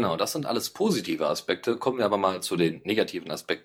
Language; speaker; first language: German; native; German